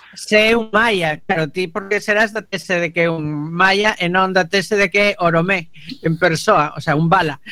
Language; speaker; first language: Galician; native; Galician